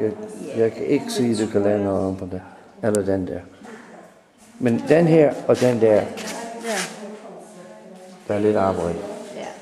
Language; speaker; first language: Danish; non-native, learner; English